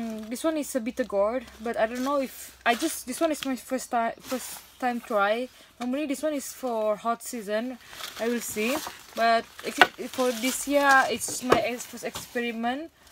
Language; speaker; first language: English; non-native, local second language; Malay